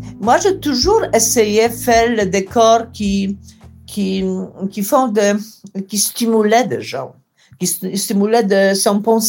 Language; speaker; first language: French; non-native, learner; Polish